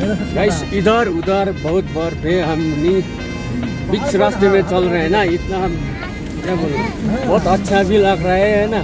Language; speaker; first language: Hindi; non-native, local second language; Nepali